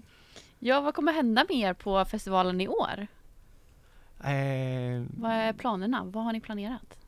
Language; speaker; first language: Swedish; native; Swedish